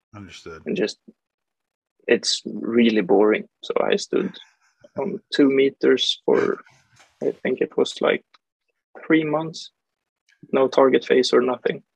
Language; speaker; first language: English; non-native, fluent; Swedish